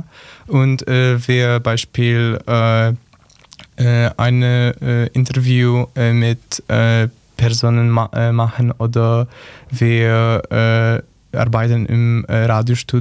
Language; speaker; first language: German; non-native, learner; Polish